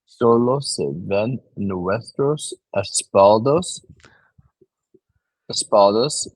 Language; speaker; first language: Spanish; non-native, learner; English